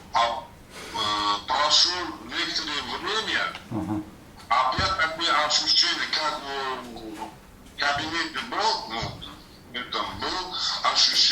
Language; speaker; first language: Russian; non-native, learner; Uzbek